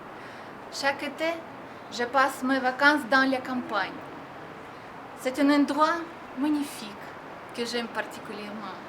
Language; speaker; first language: French; non-native, learner; Russian